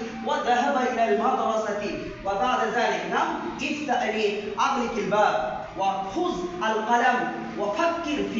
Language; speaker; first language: Arabic; non-native, fluent; Bangla